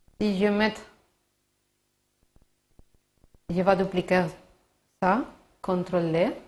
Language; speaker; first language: French; non-native, learner; Spanish